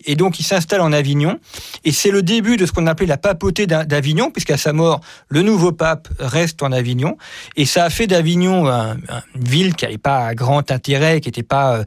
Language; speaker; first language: French; native; French